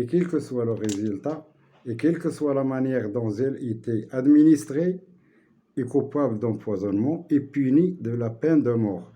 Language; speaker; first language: French; non-native, local second language; Arabic